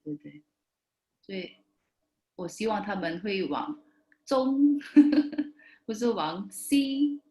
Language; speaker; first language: Chinese; non-native, fluent; Indonesian